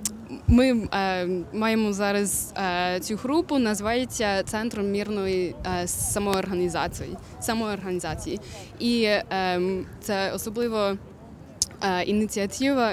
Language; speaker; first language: Ukrainian; non-native, learner; English